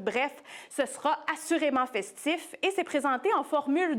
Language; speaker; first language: French; native; French